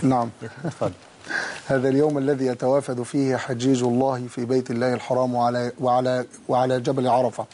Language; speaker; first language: Arabic; native; Arabic